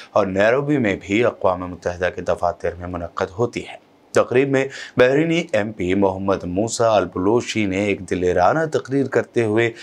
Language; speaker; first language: Urdu; native; Urdu